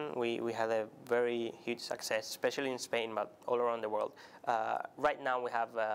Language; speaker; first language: English; non-native, fluent; Spanish